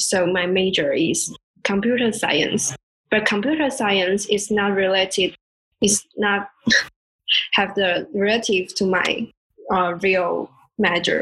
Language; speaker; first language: English; non-native, learner; Chinese